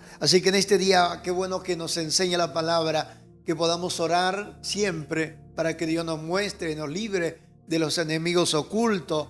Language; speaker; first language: Spanish; native; Spanish